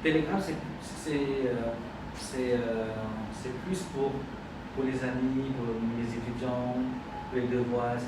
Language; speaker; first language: French; non-native, fluent; Khmer